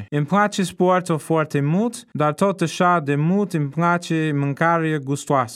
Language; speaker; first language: Romanian; non-native, fluent; English